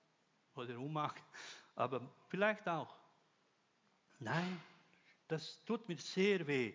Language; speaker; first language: German; non-native, fluent; Croatian